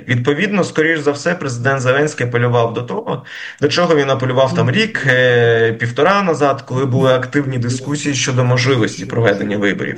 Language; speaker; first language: Ukrainian; native; Ukrainian